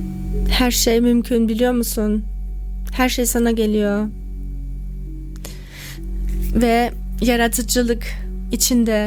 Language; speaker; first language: Turkish; non-native, learner; German